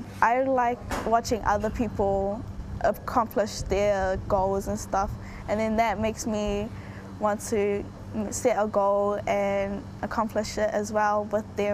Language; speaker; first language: English; native; English